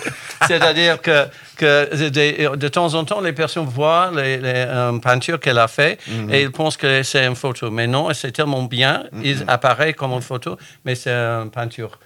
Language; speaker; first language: French; non-native, fluent; English